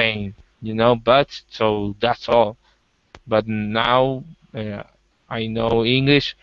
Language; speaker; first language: English; non-native, learner; Spanish